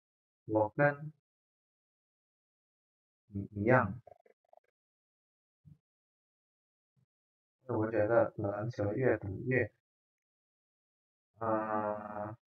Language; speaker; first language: Chinese; non-native, fluent; Indonesian